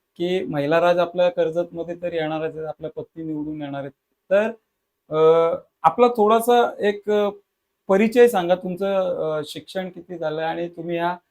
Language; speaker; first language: Marathi; native; Marathi